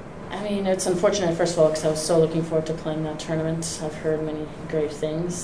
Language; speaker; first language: English; native; English